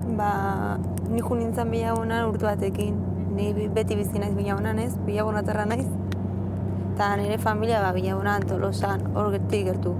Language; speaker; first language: Basque; non-native, local second language; Spanish